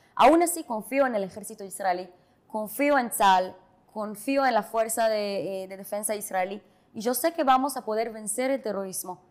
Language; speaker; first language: Spanish; non-native, fluent; Hebrew